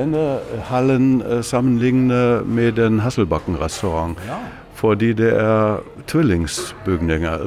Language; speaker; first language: Norwegian; non-native, fluent; German